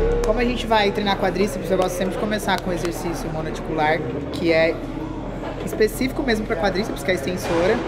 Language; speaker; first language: Portuguese; native; Portuguese